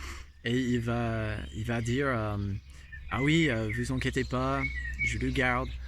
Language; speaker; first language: French; non-native, fluent; English